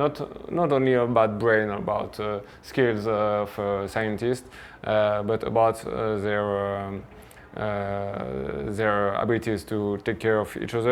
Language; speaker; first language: English; non-native, fluent; French